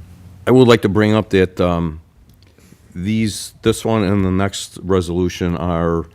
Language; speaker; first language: English; native; English